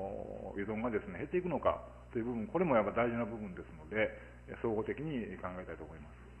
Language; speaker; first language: Japanese; native; Japanese